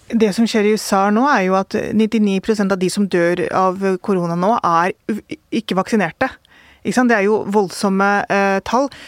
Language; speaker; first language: Norwegian; early bilingual, other home language; Urdu